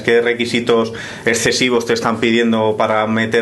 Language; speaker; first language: Spanish; native; Spanish